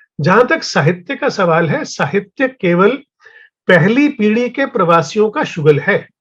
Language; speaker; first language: Hindi; native; Hindi